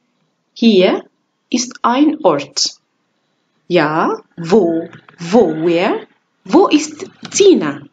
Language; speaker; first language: German; non-native, fluent; Arabic